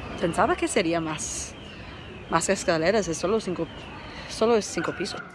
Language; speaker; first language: Spanish; non-native, learner; English